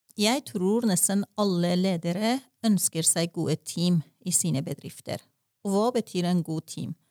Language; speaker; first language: Norwegian; non-native, fluent; Persian